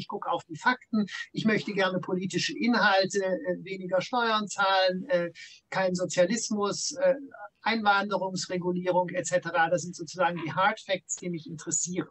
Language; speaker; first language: German; native; German